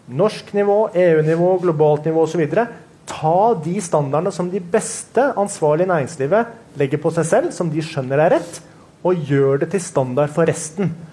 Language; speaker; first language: Norwegian; native; Norwegian